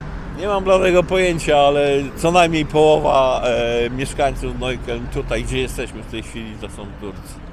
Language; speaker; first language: Polish; native; Polish